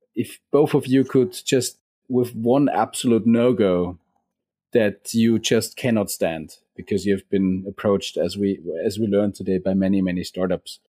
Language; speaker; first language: English; non-native, fluent; German